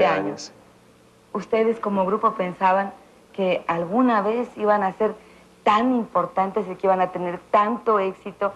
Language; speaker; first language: Spanish; native; Spanish